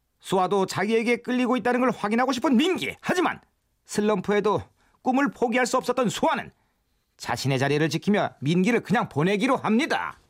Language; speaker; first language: Korean; native; Korean